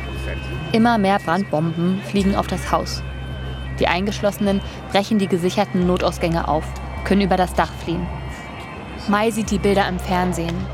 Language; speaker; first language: German; native; German